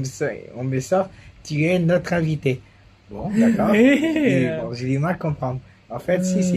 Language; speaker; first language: French; native; French